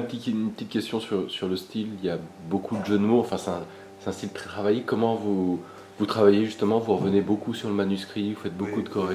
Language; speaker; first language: French; native; French